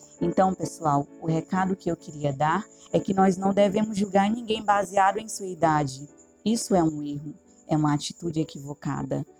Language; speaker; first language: Portuguese; native; Portuguese